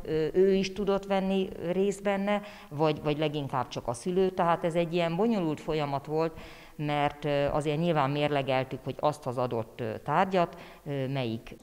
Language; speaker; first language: Hungarian; native; Hungarian